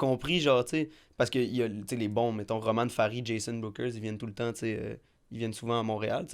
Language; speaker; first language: French; native; French